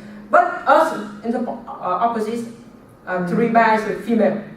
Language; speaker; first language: English; non-native, learner; Vietnamese